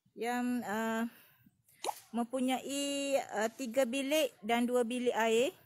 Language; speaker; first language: Malay; native; Malay